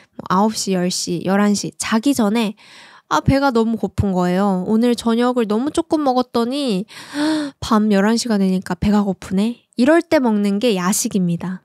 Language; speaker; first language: Korean; native; Korean